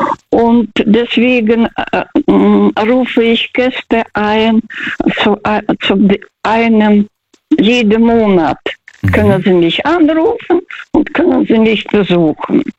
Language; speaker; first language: German; non-native, fluent; Russian